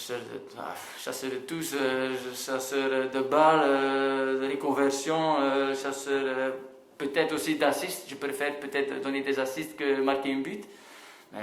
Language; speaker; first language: French; non-native, local second language; Dutch